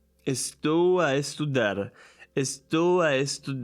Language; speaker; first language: Portuguese; non-native, learner; German